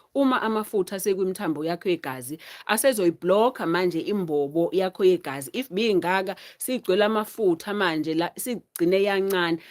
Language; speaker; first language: Zulu; native; Zulu